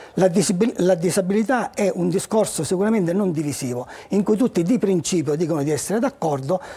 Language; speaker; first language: Italian; native; Italian